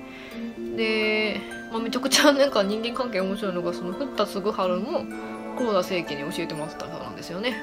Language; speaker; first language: Japanese; native; Japanese